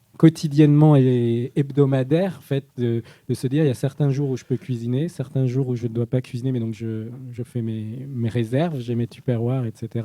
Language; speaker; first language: French; native; French